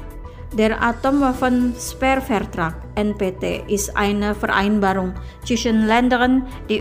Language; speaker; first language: German; non-native, fluent; Indonesian